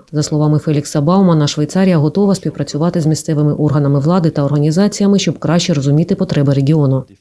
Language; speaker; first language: Ukrainian; native; Ukrainian